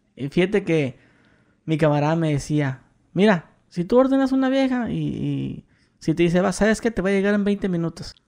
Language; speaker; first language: Spanish; native; Spanish